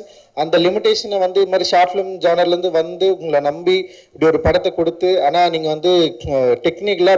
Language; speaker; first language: Tamil; native; Tamil